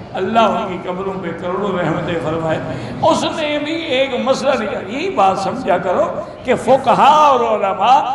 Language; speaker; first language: Urdu; native; Urdu